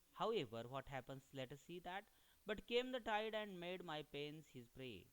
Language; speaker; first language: English; non-native, local second language; Marathi